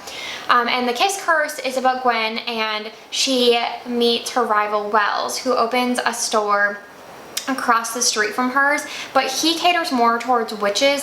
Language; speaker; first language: English; native; English